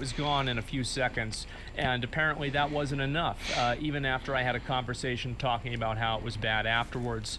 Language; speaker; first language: English; native; English